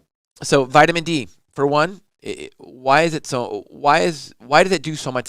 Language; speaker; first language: English; native; English